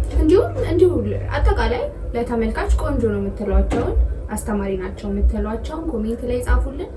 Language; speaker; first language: Amharic; native; Amharic